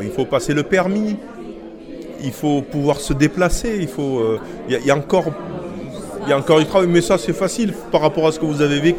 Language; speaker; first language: French; native; French